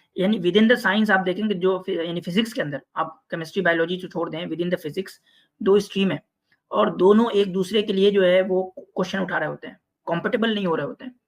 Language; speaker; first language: Hindi; native; Hindi